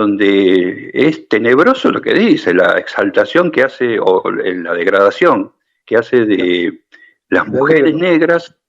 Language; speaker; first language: Spanish; native; Spanish